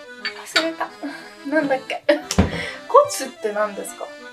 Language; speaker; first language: Japanese; non-native, fluent; Italian